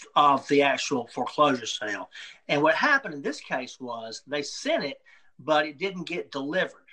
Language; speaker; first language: English; native; English